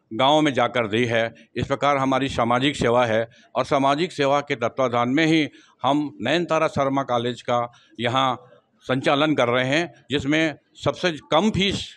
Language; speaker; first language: Hindi; native; Hindi